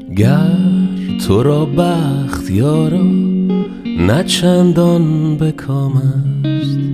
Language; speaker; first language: Persian; native; Persian